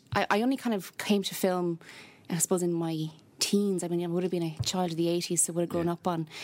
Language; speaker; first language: English; native; English